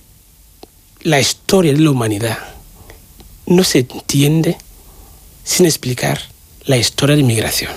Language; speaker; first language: Spanish; non-native, fluent; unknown